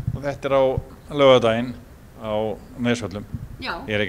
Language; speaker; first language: Icelandic; native; Icelandic